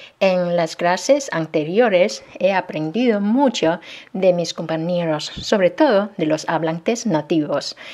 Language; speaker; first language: Spanish; non-native, fluent; Chinese